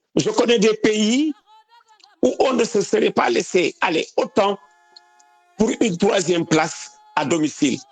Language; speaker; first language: French; non-native, local second language; Wolof